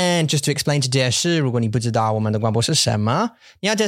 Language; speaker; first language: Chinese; non-native, learner; English